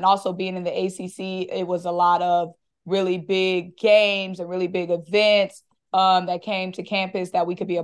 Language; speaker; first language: English; native; English